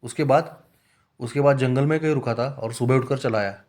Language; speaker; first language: Hindi; non-native, local second language; Marathi